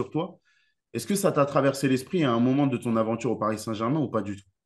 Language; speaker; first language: French; native; French